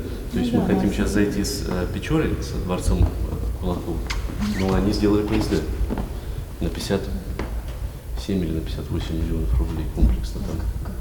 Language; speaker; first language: Russian; native; Russian